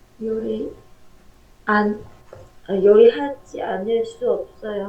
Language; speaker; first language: Korean; non-native, learner; Vietnamese